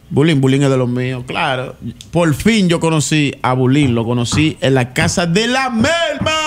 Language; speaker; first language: Spanish; native; Spanish